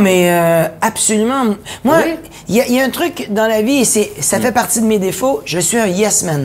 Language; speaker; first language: French; native; French